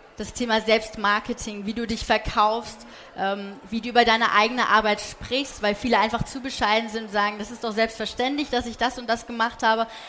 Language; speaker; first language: German; early bilingual, other home language; Polish